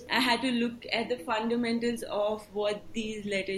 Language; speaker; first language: English; non-native, local second language; Tulu